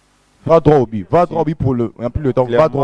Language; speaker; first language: French; non-native, local second language; Lingala